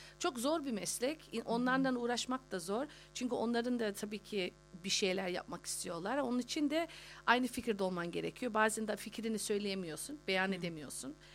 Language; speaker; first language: Turkish; early bilingual, heritage; Turkish